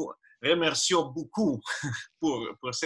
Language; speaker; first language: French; non-native, learner; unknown